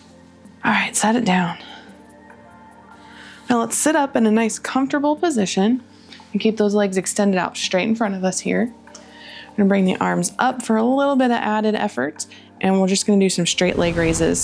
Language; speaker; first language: English; native; English